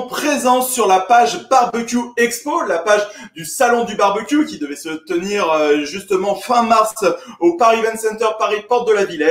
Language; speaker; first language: French; native; French